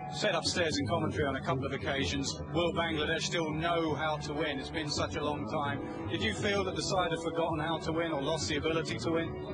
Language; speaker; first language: English; native; English